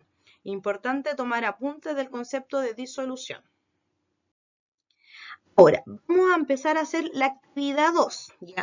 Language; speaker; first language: Spanish; native; Spanish